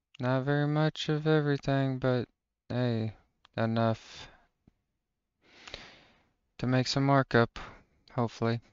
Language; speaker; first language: English; native; English